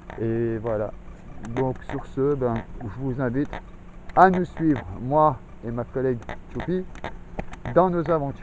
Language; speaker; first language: French; native; French